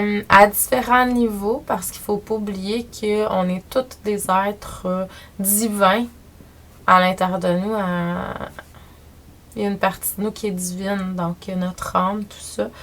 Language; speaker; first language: French; native; French